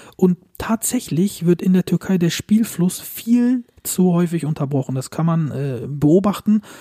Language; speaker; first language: German; early bilingual, other home language; Turkish